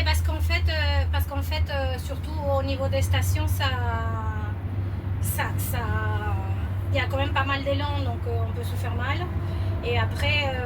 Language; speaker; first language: French; native; French